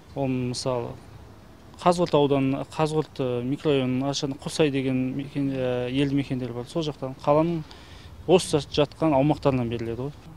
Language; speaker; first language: Kazakh; native; Kazakh